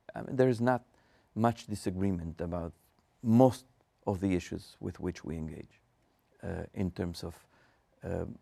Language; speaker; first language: English; non-native, fluent; Spanish